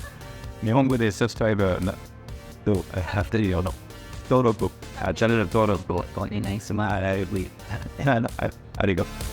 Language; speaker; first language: Japanese; non-native, learner; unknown